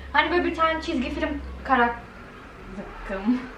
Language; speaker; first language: Turkish; early bilingual, heritage; Turkish